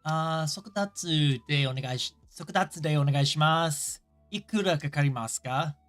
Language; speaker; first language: Japanese; non-native, learner; English